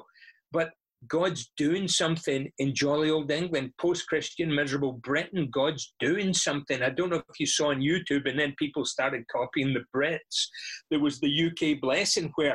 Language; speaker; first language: English; native; English